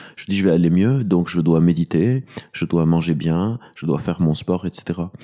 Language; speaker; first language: French; non-native, local second language; Arabic